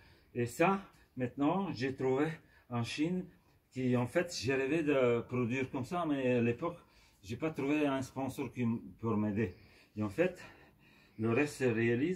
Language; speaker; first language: French; non-native, fluent; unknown